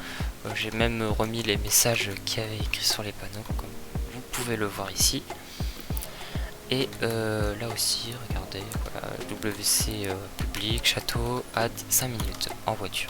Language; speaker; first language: French; native; French